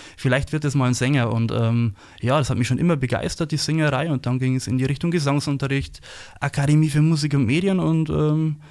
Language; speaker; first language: German; native; German